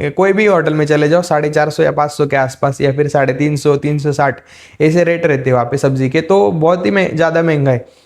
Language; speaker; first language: Hindi; non-native, local second language; Marathi